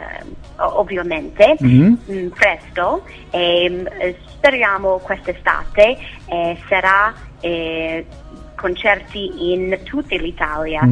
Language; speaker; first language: Italian; non-native, learner; English